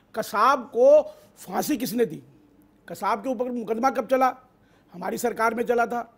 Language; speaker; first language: Hindi; native; Hindi